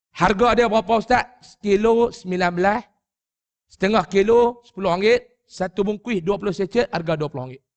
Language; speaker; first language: Malay; native; Malay